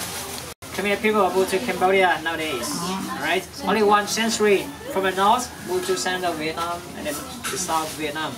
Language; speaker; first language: English; non-native, learner; Vietnamese